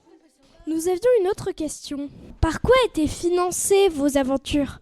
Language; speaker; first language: French; native; French